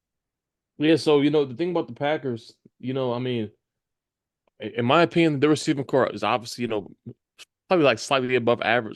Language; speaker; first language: English; native; English